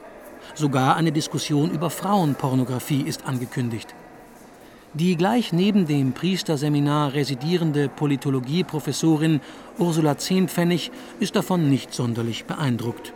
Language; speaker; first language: German; native; German